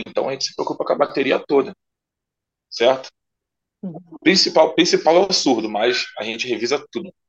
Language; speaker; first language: Portuguese; native; Portuguese